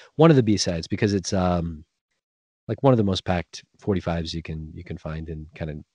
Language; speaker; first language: English; native; English